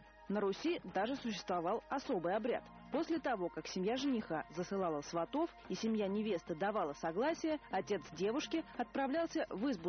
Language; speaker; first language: Russian; native; Russian